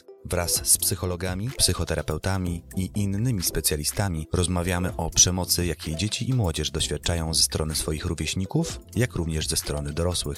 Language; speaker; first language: Polish; native; Polish